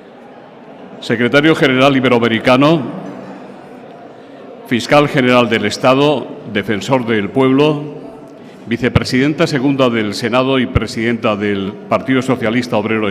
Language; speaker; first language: Spanish; native; Spanish